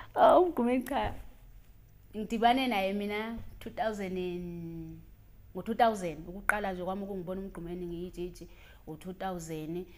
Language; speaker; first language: Zulu; native; Zulu